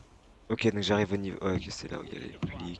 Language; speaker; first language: French; native; French